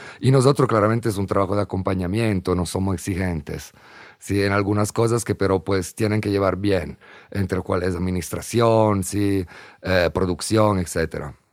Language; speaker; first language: Spanish; non-native, fluent; Italian